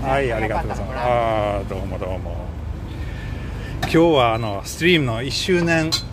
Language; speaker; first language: Japanese; non-native, fluent; Swedish